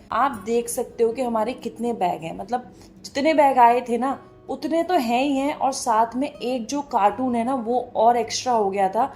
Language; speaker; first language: Hindi; native; Hindi